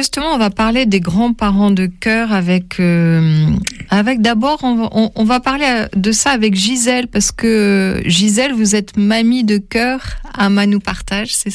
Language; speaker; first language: French; native; French